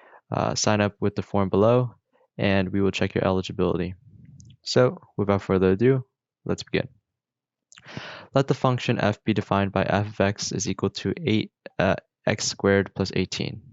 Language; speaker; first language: English; native; English